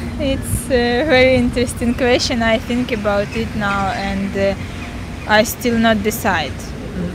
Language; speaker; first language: English; non-native, learner; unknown